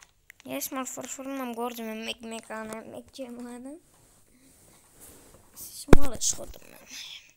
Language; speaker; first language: Armenian; early bilingual, heritage; Armenian